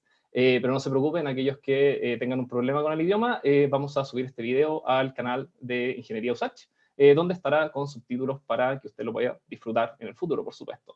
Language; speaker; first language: Spanish; native; Spanish